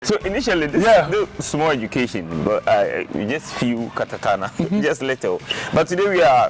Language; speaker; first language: English; non-native, local second language; Akan